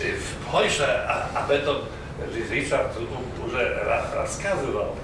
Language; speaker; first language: Russian; non-native, fluent; Polish